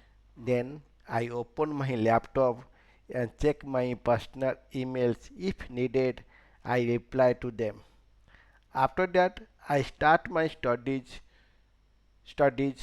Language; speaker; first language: English; non-native, fluent; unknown